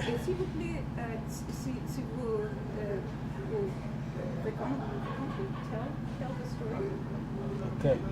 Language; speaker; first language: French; non-native, learner; English